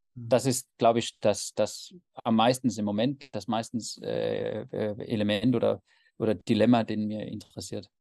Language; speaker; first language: German; non-native, fluent; Danish